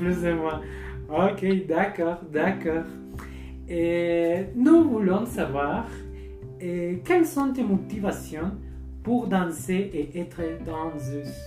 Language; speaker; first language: French; non-native, learner; Spanish